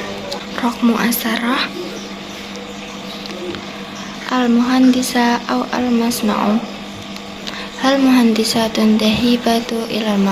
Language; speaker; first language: Arabic; non-native, learner; Indonesian